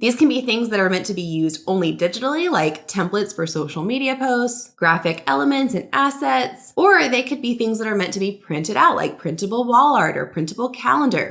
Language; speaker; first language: English; native; English